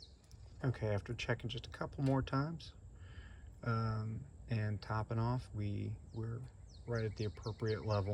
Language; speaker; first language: English; native; English